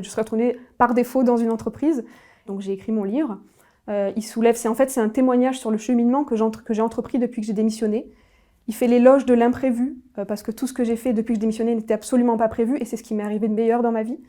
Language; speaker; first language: French; native; French